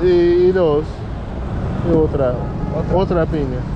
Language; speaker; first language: Spanish; non-native, learner; English